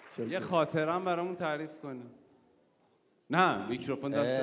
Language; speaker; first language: Persian; native; Persian